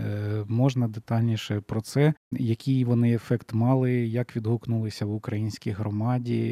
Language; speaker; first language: Ukrainian; native; Ukrainian